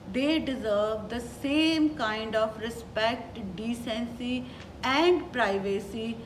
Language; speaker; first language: English; non-native, local second language; Punjabi